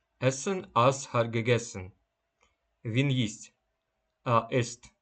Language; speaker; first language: German; non-native, fluent; Ukrainian